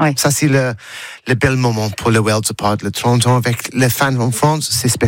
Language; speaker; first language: French; non-native, learner; English